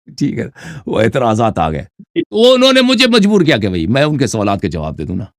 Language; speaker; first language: Urdu; non-native, fluent; Persian